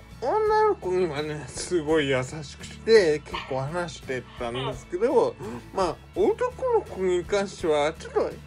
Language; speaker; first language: Japanese; native; Japanese